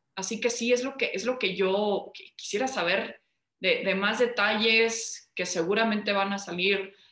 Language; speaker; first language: Spanish; early bilingual, heritage; Spanish